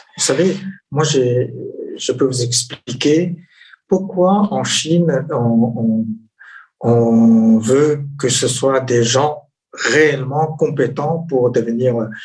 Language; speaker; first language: French; non-native, fluent; Chinese